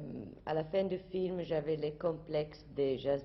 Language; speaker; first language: French; non-native, learner; Italian